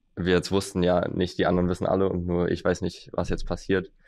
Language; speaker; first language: German; native; German